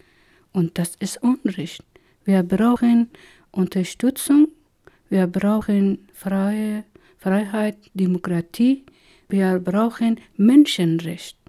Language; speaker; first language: German; non-native, learner; Persian